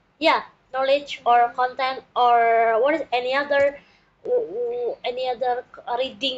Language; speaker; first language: English; non-native, learner; Indonesian